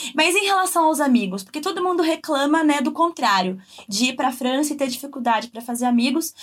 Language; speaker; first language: Portuguese; native; Portuguese